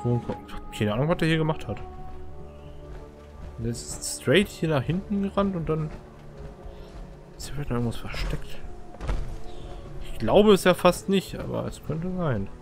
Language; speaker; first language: German; native; German